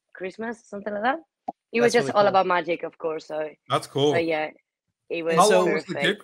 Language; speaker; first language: English; non-native, fluent; Spanish